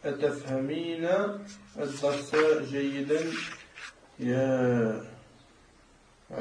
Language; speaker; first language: Arabic; non-native, learner; French